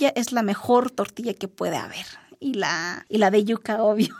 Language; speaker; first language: Spanish; non-native, local second language; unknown